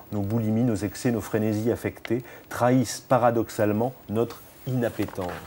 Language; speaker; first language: French; native; French